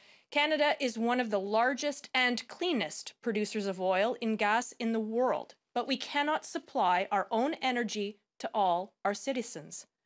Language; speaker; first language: English; native; English